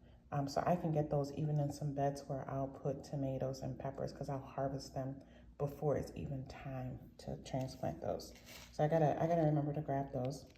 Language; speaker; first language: English; native; English